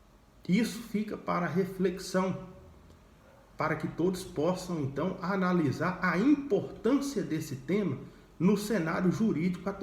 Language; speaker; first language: Portuguese; native; Portuguese